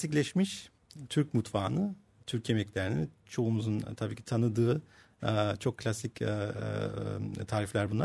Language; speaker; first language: Turkish; early bilingual, heritage; Turkish